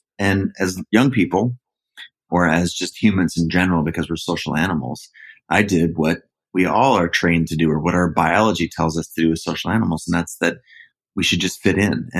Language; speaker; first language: English; native; English